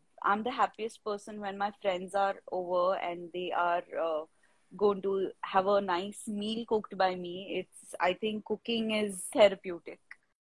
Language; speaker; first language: English; non-native, local second language; Marathi